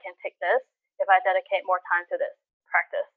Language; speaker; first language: English; non-native, local second language; Cantonese